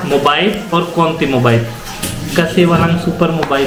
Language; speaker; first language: Filipino; non-native, learner; Punjabi